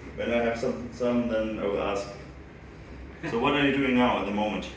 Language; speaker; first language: English; non-native, fluent; German